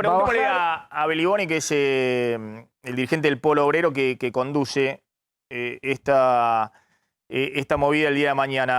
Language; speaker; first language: Spanish; native; Spanish